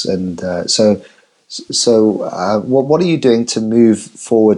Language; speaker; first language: English; native; English